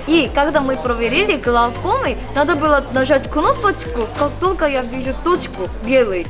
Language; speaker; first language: Russian; non-native, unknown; Korean